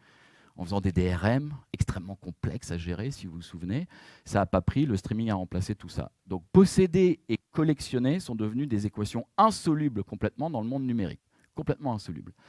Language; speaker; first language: French; native; French